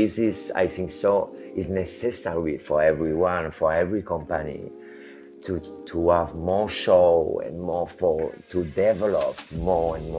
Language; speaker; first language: English; non-native, learner; French